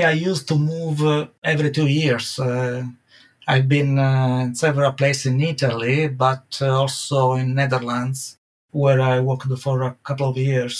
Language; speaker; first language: English; non-native, fluent; Italian